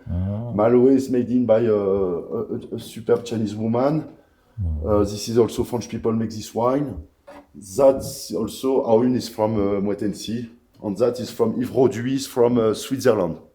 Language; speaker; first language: English; non-native, fluent; French